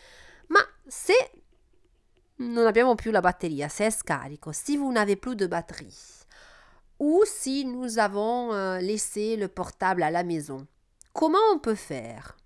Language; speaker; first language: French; non-native, fluent; Italian